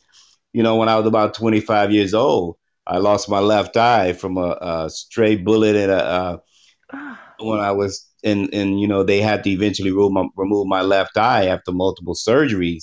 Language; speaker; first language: English; native; English